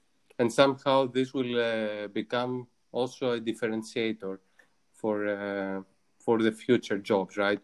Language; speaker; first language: English; non-native, fluent; Greek